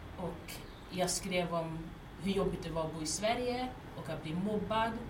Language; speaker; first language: Swedish; early bilingual, other home language; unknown